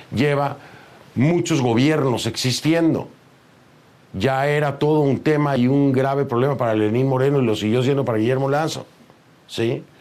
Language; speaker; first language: Spanish; native; Spanish